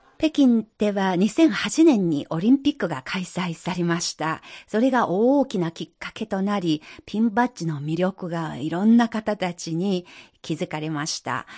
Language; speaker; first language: Japanese; non-native, fluent; Chinese